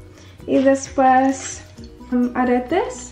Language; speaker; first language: Spanish; early bilingual, heritage; Spanish